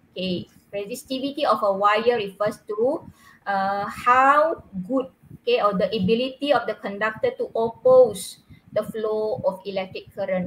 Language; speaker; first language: English; non-native, local second language; Malay